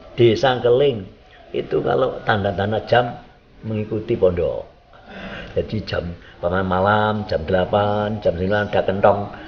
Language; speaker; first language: Indonesian; non-native, local second language; Javanese